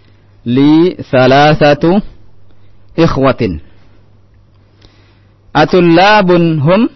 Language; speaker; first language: Arabic; non-native, fluent; Indonesian